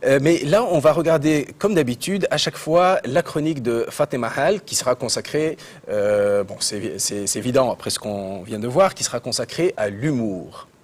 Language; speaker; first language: French; non-native, local second language; Arabic